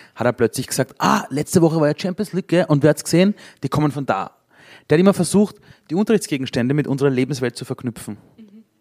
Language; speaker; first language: German; early bilingual, other home language; Persian